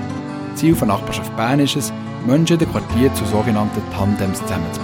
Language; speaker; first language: German; native; German